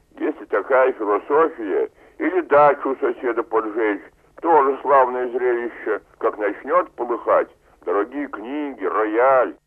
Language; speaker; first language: Russian; native; Russian